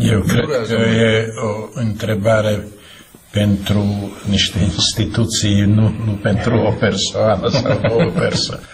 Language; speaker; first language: Romanian; non-native, fluent; Slovak